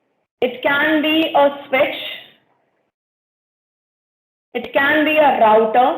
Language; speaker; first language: English; non-native, local second language; Hindi